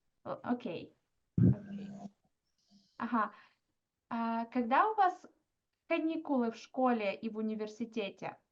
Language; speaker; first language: Russian; non-native, fluent; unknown